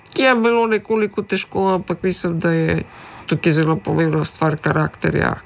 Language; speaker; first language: Slovenian; early bilingual, other home language; Macedonian